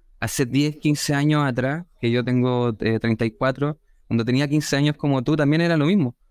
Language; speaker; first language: Spanish; native; Spanish